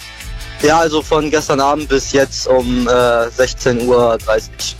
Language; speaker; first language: German; native; German